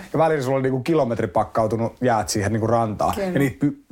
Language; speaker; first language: Finnish; native; Finnish